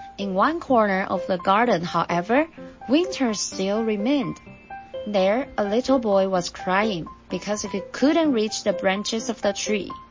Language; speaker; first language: English; non-native, fluent; Chinese